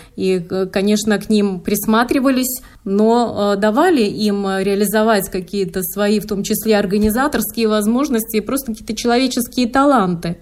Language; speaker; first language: Russian; native; Russian